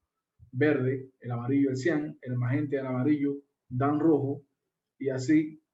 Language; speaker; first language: Spanish; native; Spanish